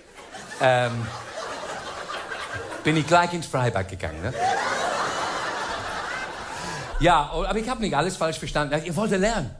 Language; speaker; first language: German; non-native, fluent; English